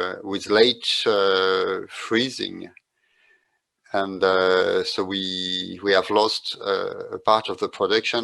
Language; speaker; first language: English; non-native, fluent; French